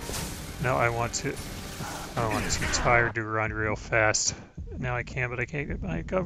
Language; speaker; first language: English; native; English